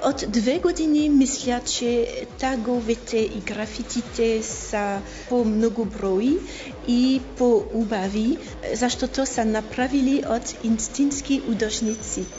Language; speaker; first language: Bulgarian; non-native, fluent; French